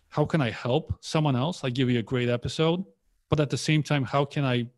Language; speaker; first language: English; early bilingual, other home language; Polish